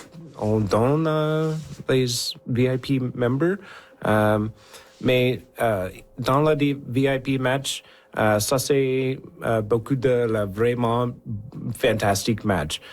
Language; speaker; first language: French; non-native, local second language; English